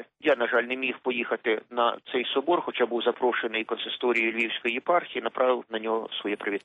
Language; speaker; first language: Ukrainian; native; Ukrainian